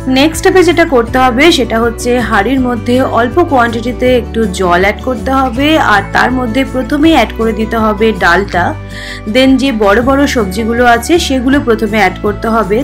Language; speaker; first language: Bangla; native; Bangla